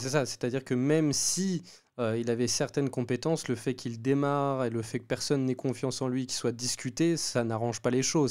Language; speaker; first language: French; native; French